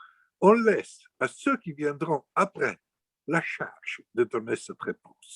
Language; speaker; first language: French; non-native, fluent; Italian